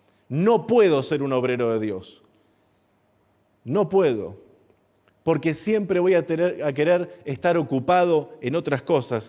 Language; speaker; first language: Spanish; native; Spanish